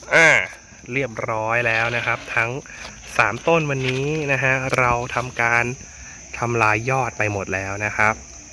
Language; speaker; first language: Thai; native; Thai